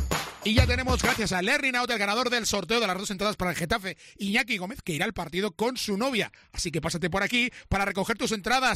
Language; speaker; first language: Spanish; native; Spanish